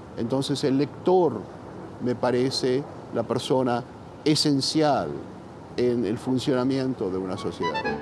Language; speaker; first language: Spanish; early bilingual, other home language; English